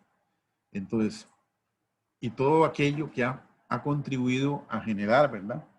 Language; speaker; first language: Spanish; native; Spanish